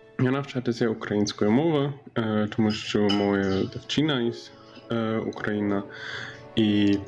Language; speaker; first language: Ukrainian; non-native, learner; German